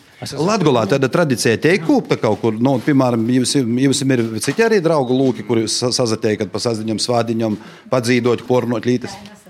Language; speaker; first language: Latvian; native; Latvian